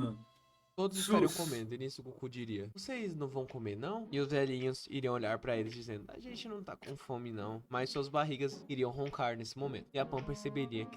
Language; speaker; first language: Portuguese; native; Portuguese